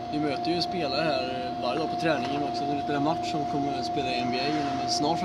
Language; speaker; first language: Swedish; native; Swedish